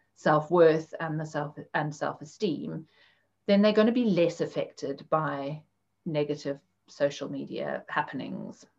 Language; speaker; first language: English; native; English